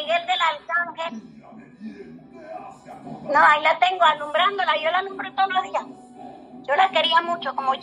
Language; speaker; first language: Spanish; native; Spanish